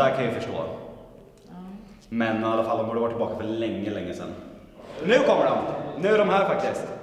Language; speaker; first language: Swedish; native; Swedish